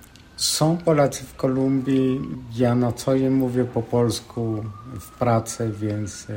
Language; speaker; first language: Polish; non-native, fluent; Spanish